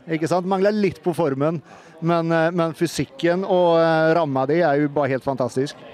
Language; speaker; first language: Norwegian; native; Norwegian